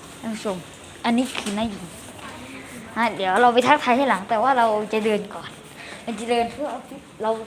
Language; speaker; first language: Thai; native; Thai